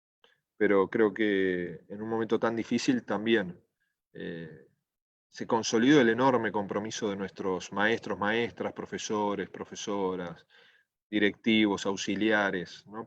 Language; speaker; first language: Spanish; native; Spanish